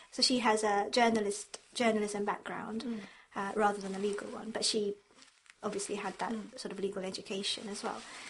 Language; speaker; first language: English; early bilingual, other home language; Japanese